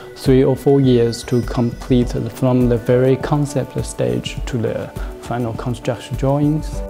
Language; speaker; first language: English; non-native, learner; Chinese